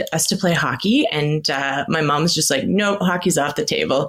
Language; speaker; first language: English; native; English